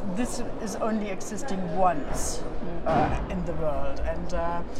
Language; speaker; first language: English; non-native, learner; German